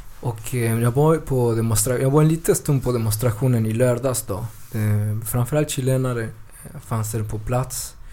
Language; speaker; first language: Swedish; early bilingual, other home language; Spanish